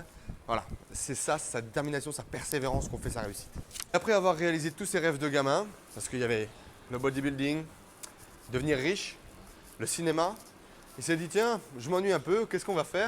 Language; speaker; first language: French; native; French